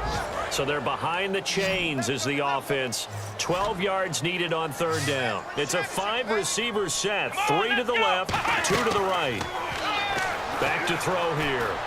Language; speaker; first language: English; native; English